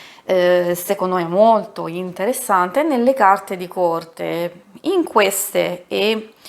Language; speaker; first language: Italian; native; Italian